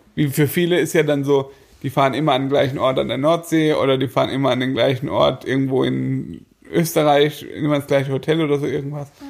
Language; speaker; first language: German; native; German